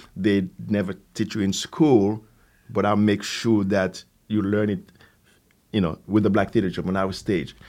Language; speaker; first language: English; non-native, fluent; Haitian Creole